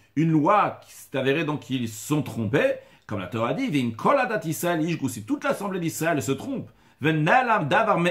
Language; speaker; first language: French; native; French